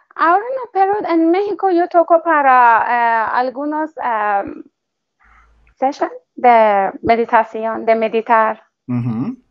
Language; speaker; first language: Spanish; non-native, learner; Persian